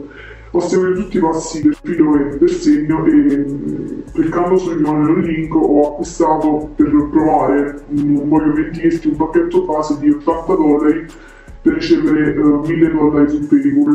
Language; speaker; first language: Italian; native; Italian